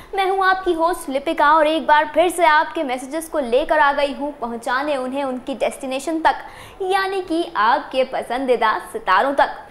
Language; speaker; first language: Hindi; native; Hindi